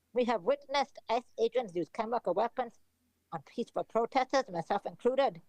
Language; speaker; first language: English; native; English